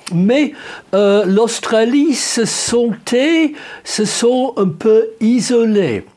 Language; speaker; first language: French; non-native, fluent; English